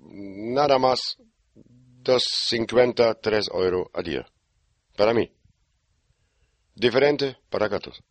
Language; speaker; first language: Spanish; non-native, learner; German